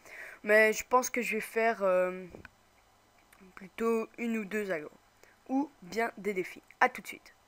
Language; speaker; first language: French; native; French